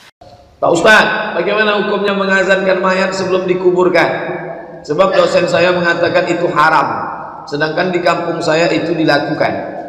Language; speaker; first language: Indonesian; native; Indonesian